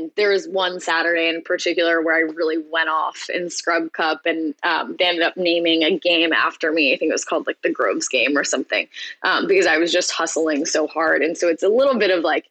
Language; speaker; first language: English; native; English